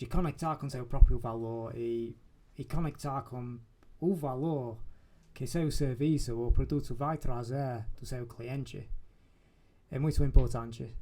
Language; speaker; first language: Portuguese; non-native, fluent; English